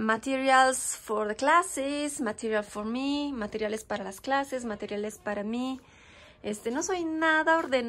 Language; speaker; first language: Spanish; non-native, fluent; Italian